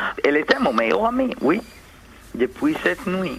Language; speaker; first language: French; non-native, learner; Hebrew